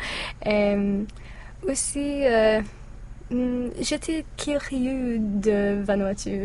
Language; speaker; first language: French; non-native, learner; English